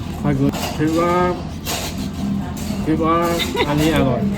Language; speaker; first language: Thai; non-native, learner; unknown